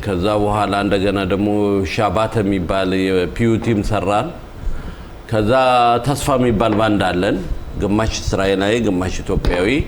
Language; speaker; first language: Amharic; native; Amharic